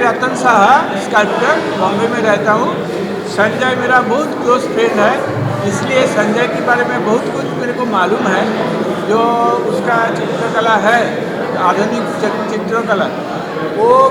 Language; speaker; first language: Hindi; non-native, local second language; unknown